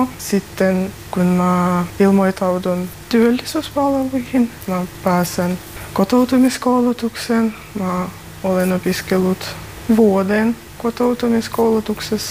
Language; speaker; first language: Finnish; non-native, learner; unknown